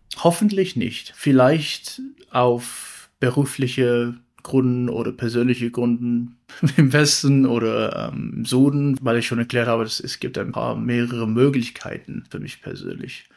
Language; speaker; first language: German; non-native, learner; English